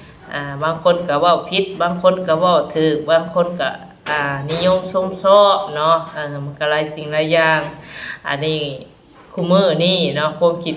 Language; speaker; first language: Thai; non-native, local second language; Lao